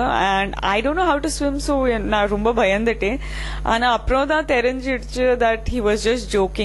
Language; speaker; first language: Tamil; non-native, fluent; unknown